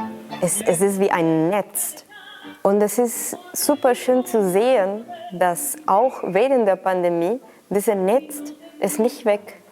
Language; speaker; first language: German; non-native, fluent; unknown